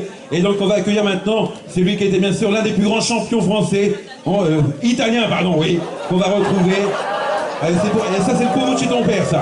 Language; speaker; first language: French; native; French